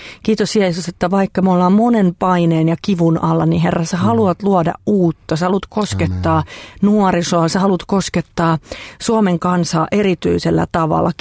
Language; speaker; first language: Finnish; native; Finnish